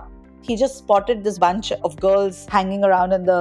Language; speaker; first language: English; non-native, local second language; Hindi